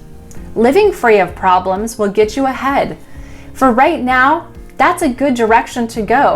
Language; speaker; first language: English; native; English